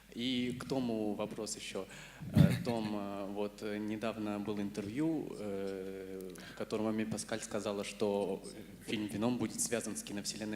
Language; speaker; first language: Russian; native; Russian